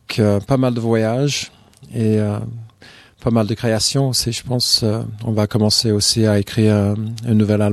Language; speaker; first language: French; non-native, fluent; English